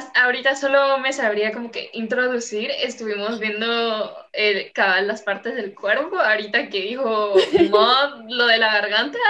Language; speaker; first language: Spanish; native; Spanish